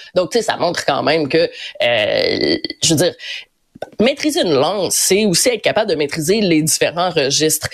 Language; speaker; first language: French; native; French